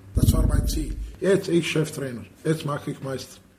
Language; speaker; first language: German; non-native, learner; Bosnian